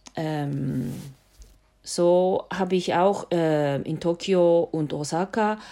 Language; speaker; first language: German; non-native, fluent; Japanese